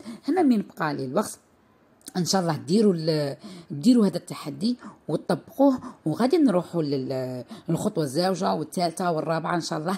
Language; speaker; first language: Arabic; native; Arabic